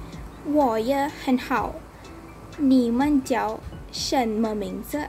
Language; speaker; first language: Chinese; non-native, learner; Malay